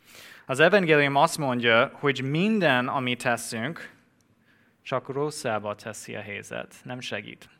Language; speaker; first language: Hungarian; non-native, fluent; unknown